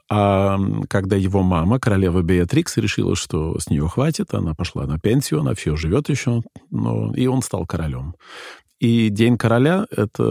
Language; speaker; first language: Russian; non-native, fluent; Dutch